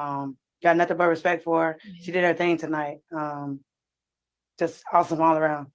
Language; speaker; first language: English; native; English